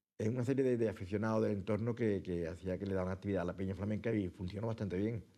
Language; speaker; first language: Spanish; native; Spanish